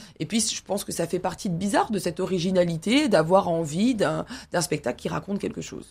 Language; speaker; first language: French; native; French